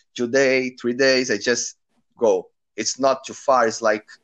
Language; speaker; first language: English; non-native, learner; Portuguese